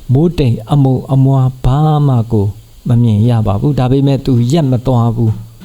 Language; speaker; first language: Burmese; non-native, local second language; S'gaw Karen